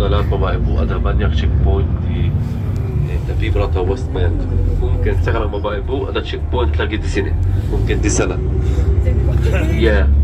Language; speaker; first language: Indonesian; non-native, learner; Arabic